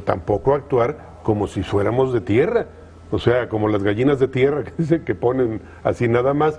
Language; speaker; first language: Spanish; native; Spanish